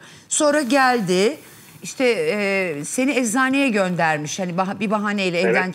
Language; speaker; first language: Turkish; native; Turkish